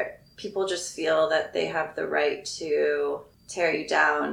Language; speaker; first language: English; native; English